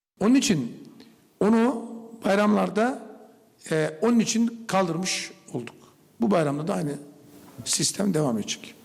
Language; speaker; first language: Turkish; native; Turkish